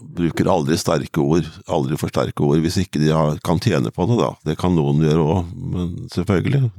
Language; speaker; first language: Norwegian; native; Norwegian